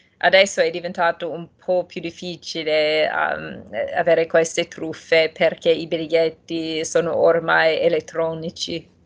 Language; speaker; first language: Italian; non-native, fluent; English